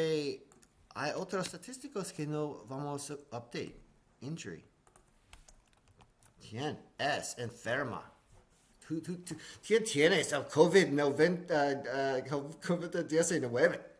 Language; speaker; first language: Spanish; non-native, learner; English